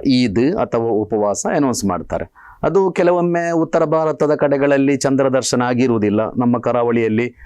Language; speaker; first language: Kannada; non-native, local second language; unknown